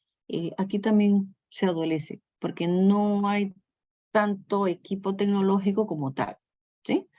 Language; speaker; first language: Spanish; native; Spanish